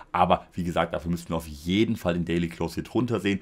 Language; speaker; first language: German; native; German